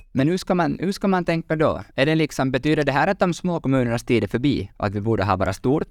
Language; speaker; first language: Swedish; native; Swedish